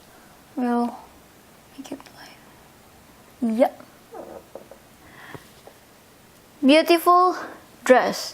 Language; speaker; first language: English; non-native, fluent; Indonesian